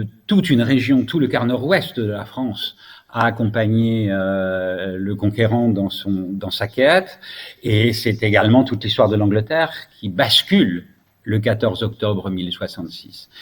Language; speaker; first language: French; native; French